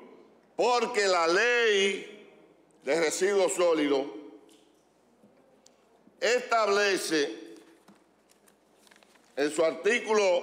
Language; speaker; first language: Spanish; native; Spanish